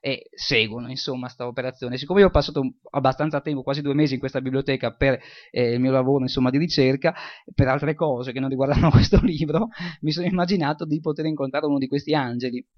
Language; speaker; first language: Italian; native; Italian